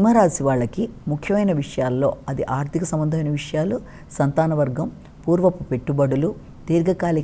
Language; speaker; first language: Telugu; native; Telugu